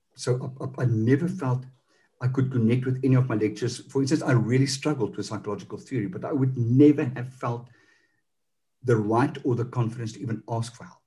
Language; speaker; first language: English; non-native, local second language; Afrikaans